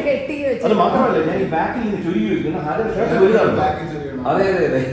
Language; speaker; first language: Malayalam; native; Malayalam